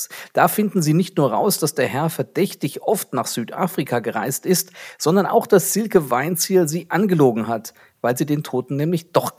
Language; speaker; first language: German; native; German